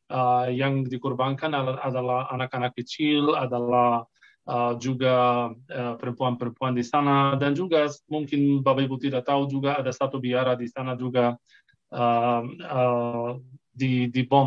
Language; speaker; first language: Indonesian; non-native, fluent; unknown